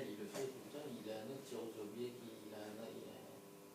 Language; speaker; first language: French; native; French